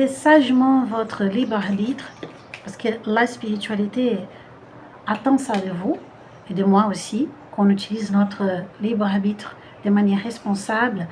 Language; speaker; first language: French; non-native, fluent; Portuguese